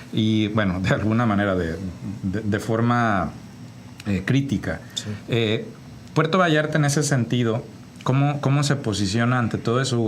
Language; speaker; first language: Spanish; native; Spanish